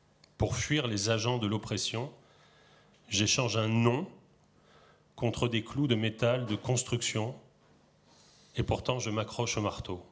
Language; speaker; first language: French; native; French